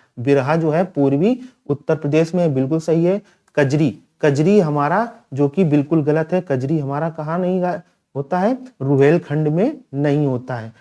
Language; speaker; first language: Hindi; native; Hindi